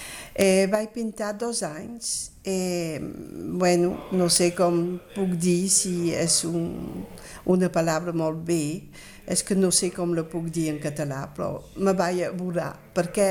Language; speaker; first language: Catalan; early bilingual, heritage; Catalan